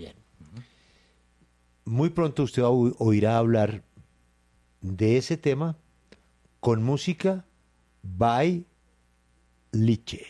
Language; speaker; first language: Spanish; native; Spanish